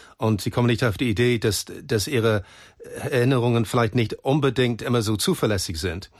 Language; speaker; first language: German; non-native, fluent; English